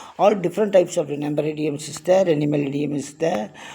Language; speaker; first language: English; non-native, local second language; Tamil